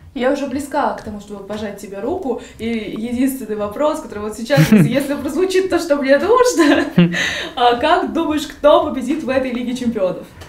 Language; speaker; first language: Russian; native; Russian